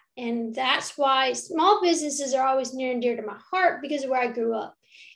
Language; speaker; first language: English; native; English